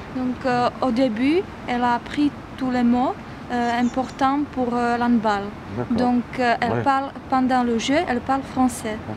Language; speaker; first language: French; non-native, fluent; Czech